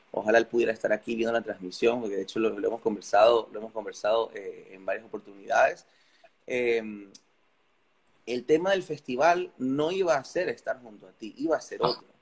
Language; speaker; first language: Spanish; native; Spanish